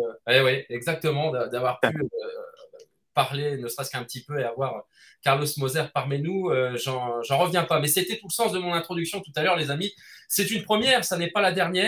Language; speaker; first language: French; native; French